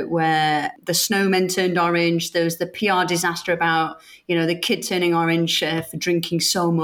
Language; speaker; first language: English; native; English